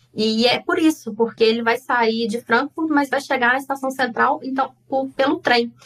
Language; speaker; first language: Portuguese; native; Portuguese